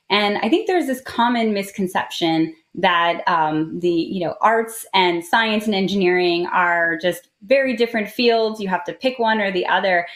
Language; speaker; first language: English; native; English